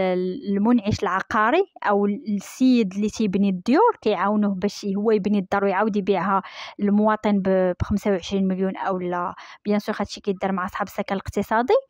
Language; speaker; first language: Arabic; native; Arabic